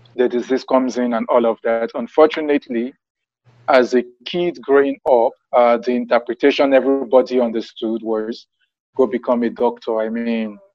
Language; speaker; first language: English; non-native, local second language; Yoruba